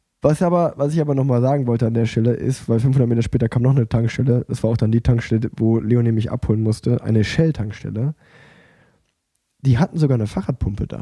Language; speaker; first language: German; native; German